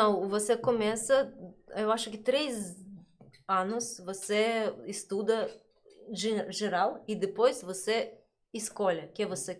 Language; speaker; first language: Portuguese; non-native, learner; Russian